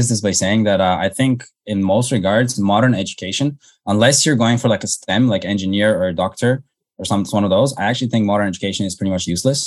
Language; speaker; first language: English; native; English